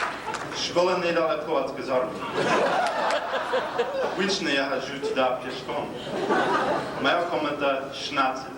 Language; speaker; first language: Russian; non-native, learner; English